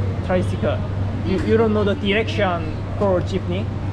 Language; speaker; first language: English; non-native, learner; Korean